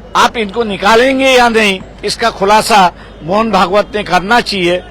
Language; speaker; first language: Hindi; non-native, local second language; Marathi